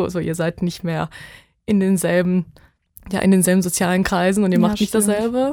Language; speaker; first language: German; non-native, fluent; Bosnian